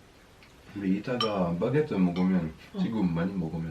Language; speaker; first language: Korean; non-native, learner; French